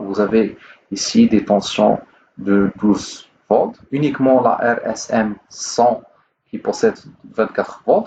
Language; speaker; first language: French; non-native, local second language; Arabic